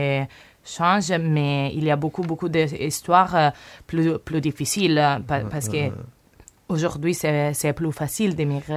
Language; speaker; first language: French; non-native, learner; Italian